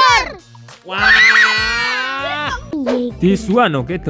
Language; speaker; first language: English; non-native, fluent; Indonesian